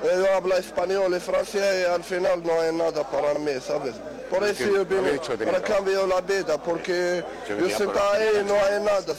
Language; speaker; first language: Spanish; non-native, learner; Arabic